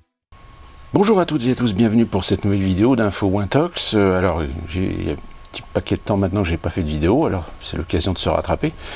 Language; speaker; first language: French; native; French